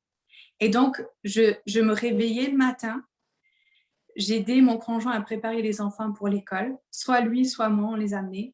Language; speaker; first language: French; native; French